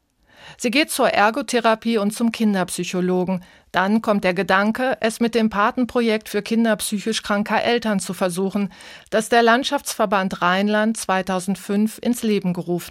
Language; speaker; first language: German; native; German